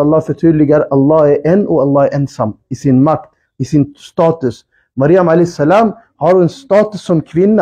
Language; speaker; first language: Swedish; early bilingual, other home language; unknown